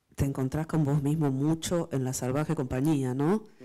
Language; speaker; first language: Spanish; native; Spanish